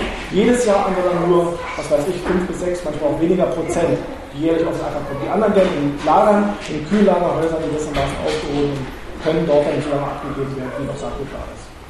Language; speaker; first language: German; native; German